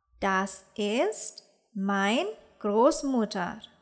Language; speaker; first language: German; non-native, fluent; Indonesian